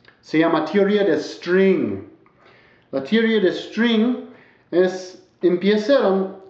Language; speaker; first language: Spanish; non-native, learner; English